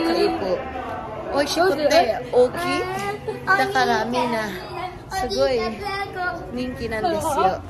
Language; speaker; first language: Japanese; non-native, fluent; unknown